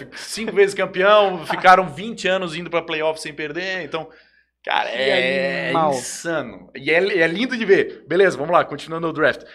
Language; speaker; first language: Portuguese; native; Portuguese